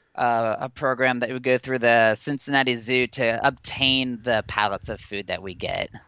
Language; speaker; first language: English; native; English